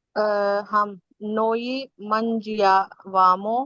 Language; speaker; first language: Italian; non-native, learner; Urdu